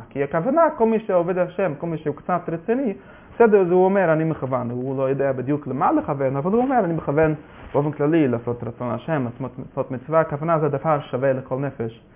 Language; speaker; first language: Hebrew; non-native, fluent; Yiddish